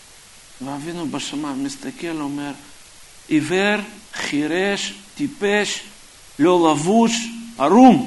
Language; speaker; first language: Hebrew; non-native, fluent; Russian